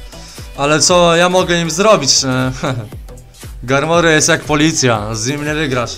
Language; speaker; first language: Polish; native; Polish